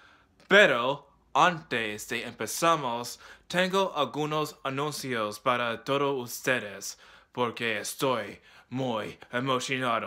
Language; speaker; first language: Spanish; non-native, learner; English